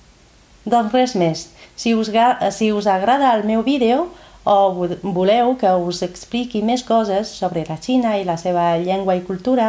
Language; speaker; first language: Catalan; non-native, fluent; Chinese